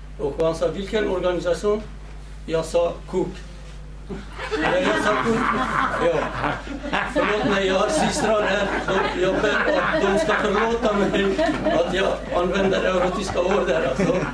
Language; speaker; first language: Swedish; non-native, fluent; Central Kurdish